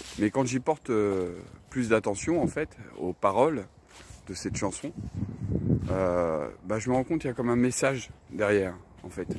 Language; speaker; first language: French; native; French